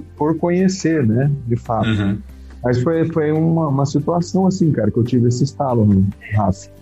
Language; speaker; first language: Portuguese; native; Portuguese